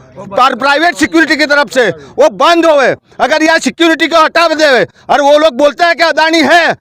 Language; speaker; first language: Hindi; non-native, local second language; Gujarati